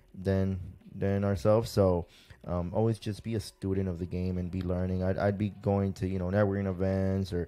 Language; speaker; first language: English; early bilingual, other home language; Spanish